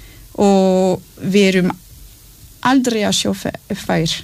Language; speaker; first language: Icelandic; non-native, learner; French